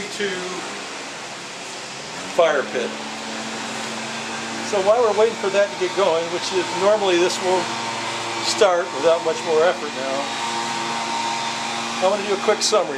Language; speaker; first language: English; native; English